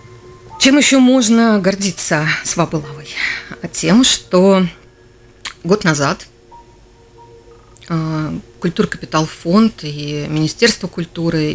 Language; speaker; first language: Russian; native; Russian